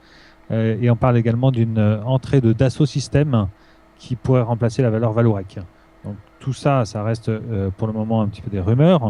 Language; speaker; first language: French; native; French